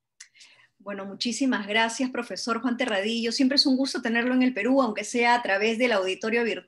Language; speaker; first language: Spanish; native; Spanish